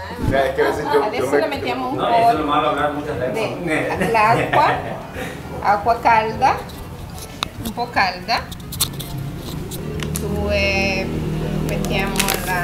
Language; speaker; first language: Italian; non-native, fluent; Spanish